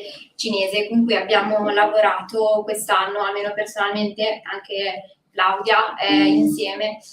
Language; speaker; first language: Italian; native; Italian